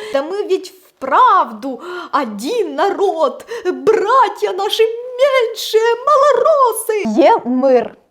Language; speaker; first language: Ukrainian; non-native, local second language; Russian